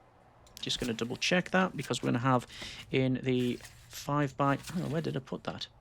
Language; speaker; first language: English; native; English